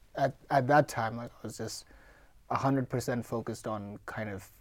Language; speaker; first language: English; non-native, local second language; Gujarati